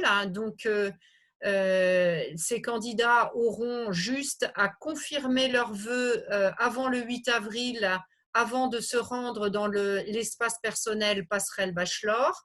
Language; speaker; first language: French; native; French